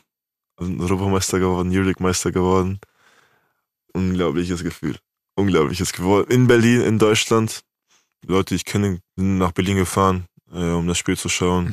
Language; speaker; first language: German; native; German